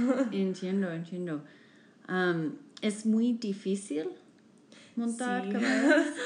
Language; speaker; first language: Spanish; non-native, fluent; English